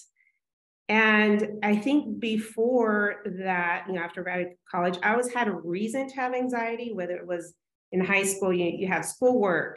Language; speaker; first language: English; native; English